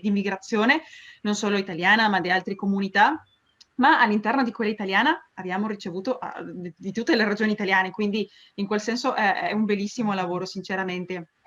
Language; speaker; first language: Italian; early bilingual, heritage; Spanish